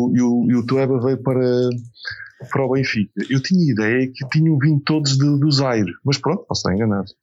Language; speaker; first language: Portuguese; native; Portuguese